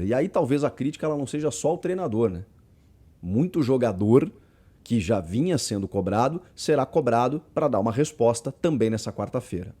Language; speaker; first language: Portuguese; native; Portuguese